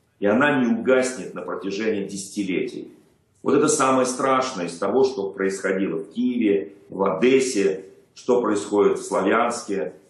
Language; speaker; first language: Russian; native; Russian